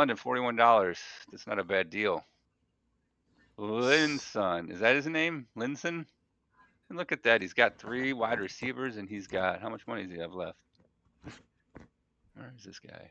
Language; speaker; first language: English; native; English